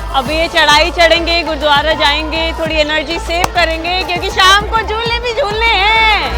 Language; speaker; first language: Hindi; native; Hindi